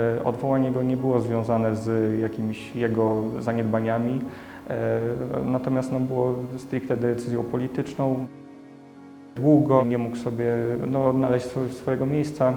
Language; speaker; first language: Polish; native; Polish